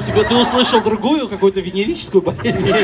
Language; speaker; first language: Russian; native; Russian